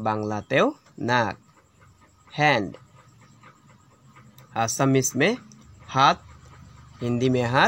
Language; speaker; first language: Hindi; non-native, local second language; Assamese